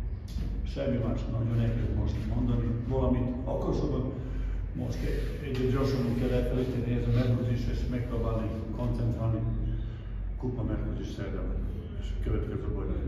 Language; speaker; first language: Hungarian; non-native, learner; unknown